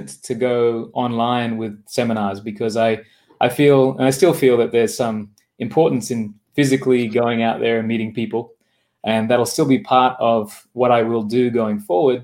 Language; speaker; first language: English; native; English